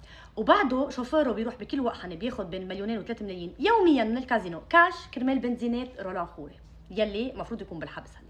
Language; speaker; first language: Arabic; native; Arabic